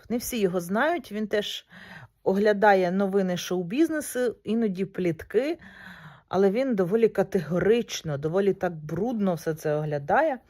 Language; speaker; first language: Ukrainian; non-native, local second language; Russian